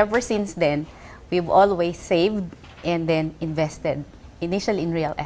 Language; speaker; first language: English; non-native, local second language; Filipino